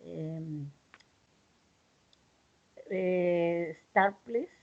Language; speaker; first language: English; non-native, learner; Spanish